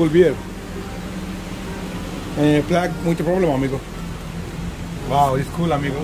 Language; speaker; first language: English; non-native, learner; Sinhala